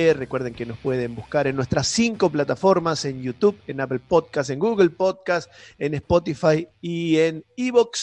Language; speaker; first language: Spanish; native; Spanish